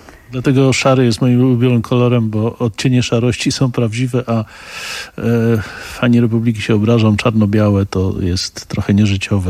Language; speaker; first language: Polish; native; Polish